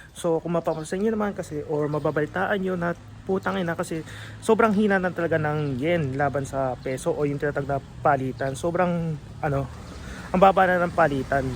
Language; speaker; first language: Filipino; native; Filipino